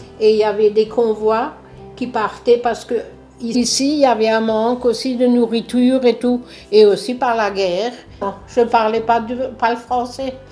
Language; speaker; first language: French; non-native, local second language; Swiss German